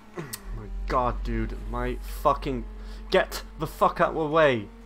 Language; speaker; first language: English; native; English